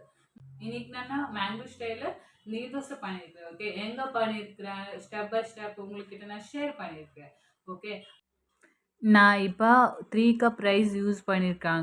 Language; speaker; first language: Tamil; non-native, learner; Kannada